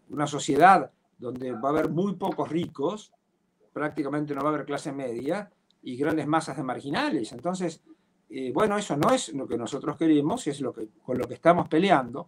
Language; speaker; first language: Spanish; native; Spanish